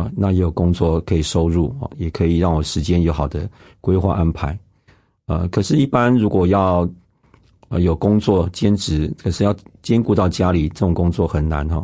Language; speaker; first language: Chinese; non-native, local second language; Hakka Chinese